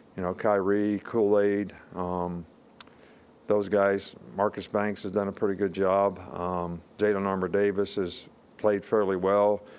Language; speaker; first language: English; native; English